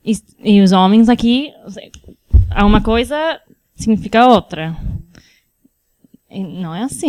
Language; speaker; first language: Portuguese; early bilingual, heritage; Portuguese